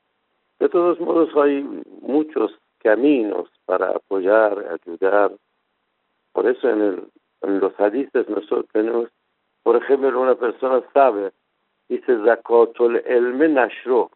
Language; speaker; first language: Spanish; non-native, fluent; Persian